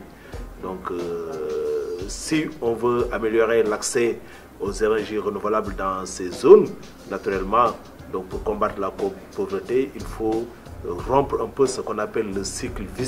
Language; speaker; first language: French; non-native, local second language; Wolof